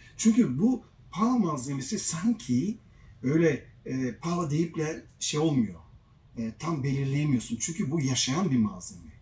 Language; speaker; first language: Turkish; native; Turkish